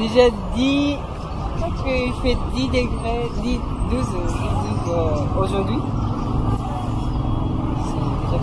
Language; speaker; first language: French; non-native, fluent; Japanese